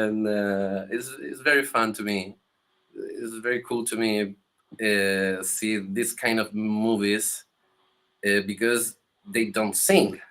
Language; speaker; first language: English; non-native, learner; Spanish